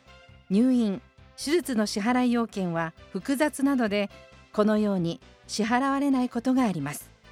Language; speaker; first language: Japanese; native; Japanese